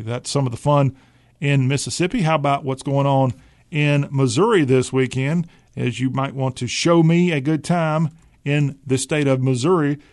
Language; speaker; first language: English; native; English